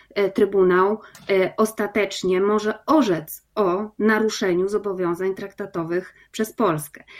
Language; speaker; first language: Polish; native; Polish